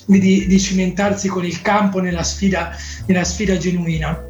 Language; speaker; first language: Italian; native; Italian